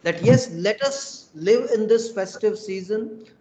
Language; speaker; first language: English; non-native, local second language; Hindi